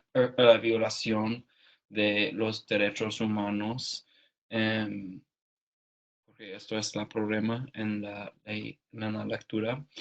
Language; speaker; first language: Spanish; non-native, learner; English